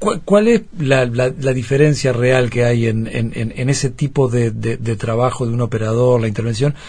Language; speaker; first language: Spanish; native; Spanish